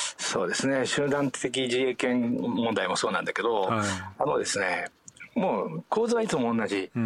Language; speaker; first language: Japanese; native; Japanese